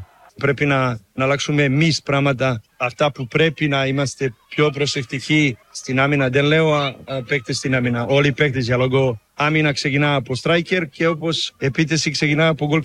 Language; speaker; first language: Greek; non-native, learner; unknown